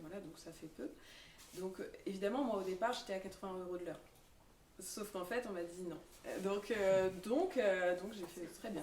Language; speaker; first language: French; native; French